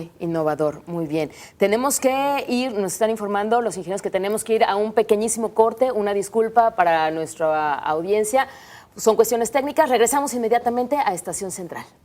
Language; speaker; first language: Spanish; native; Spanish